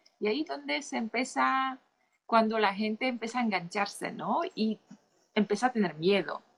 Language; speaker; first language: Spanish; non-native, fluent; Polish